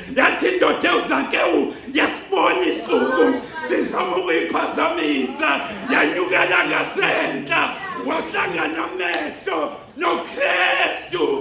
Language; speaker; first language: Zulu; non-native, local second language; Xhosa